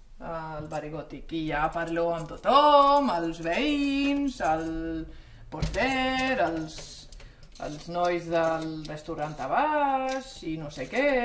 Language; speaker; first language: Catalan; non-native, fluent; Swedish